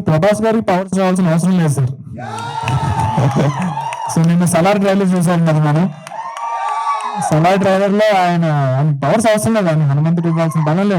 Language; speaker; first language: Telugu; native; Telugu